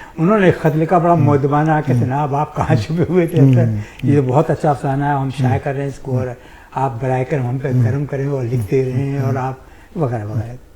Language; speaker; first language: Urdu; native; Urdu